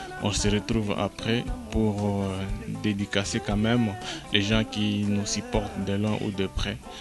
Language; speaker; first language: French; non-native, local second language; Lingala